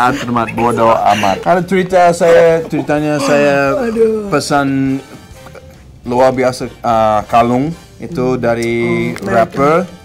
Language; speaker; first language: Indonesian; non-native, learner; English